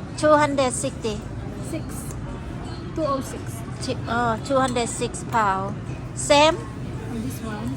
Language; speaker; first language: English; non-native, learner; Thai